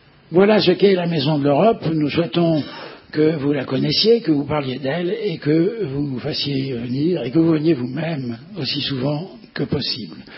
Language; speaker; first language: French; native; French